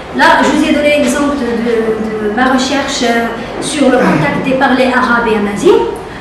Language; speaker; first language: French; non-native, local second language; Arabic